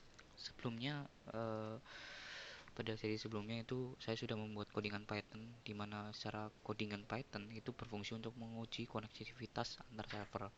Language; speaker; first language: Indonesian; native; Indonesian